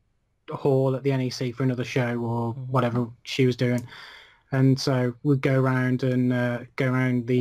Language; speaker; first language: English; native; English